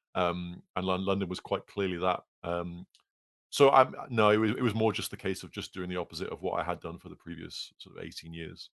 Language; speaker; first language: English; native; English